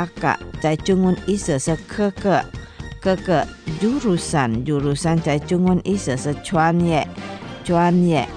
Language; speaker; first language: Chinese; non-native, local second language; Indonesian